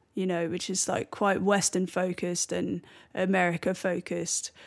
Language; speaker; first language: English; native; English